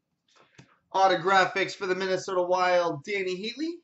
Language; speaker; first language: English; native; English